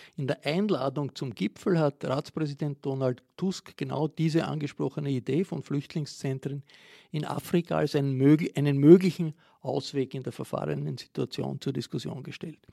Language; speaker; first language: German; native; German